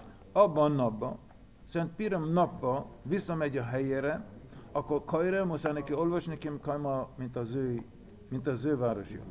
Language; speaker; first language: Hungarian; early bilingual, heritage; Hungarian